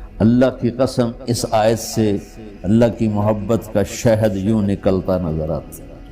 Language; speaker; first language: Urdu; non-native, local second language; Punjabi